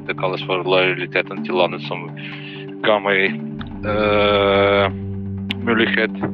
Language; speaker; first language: Norwegian; non-native, fluent; Russian